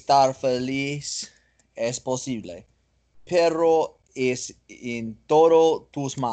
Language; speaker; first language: Spanish; non-native, learner; English